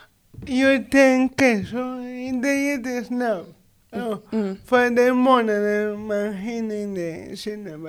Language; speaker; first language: Swedish; non-native, learner; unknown